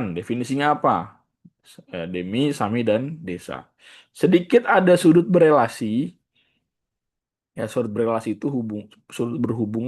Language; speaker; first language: Indonesian; native; Indonesian